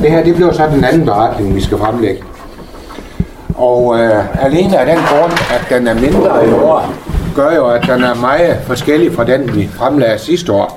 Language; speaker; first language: Danish; native; Danish